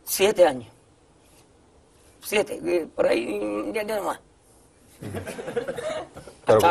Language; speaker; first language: Spanish; native; Spanish